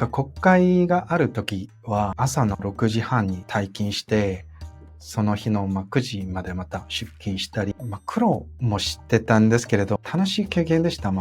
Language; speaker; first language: Japanese; non-native, fluent; Korean